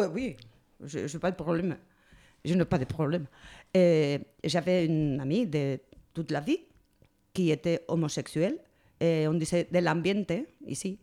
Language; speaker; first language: French; non-native, learner; Spanish